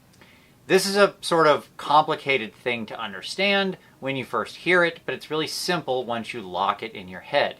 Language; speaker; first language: English; native; English